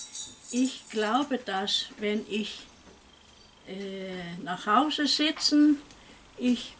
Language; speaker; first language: German; non-native, learner; Danish